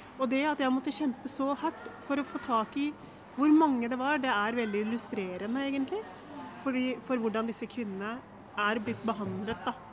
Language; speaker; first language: Norwegian; early bilingual, other home language; Urdu